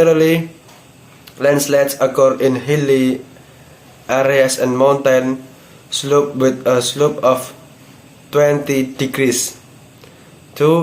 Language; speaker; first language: English; non-native, learner; Indonesian